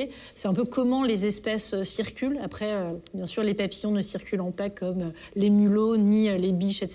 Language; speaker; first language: French; native; French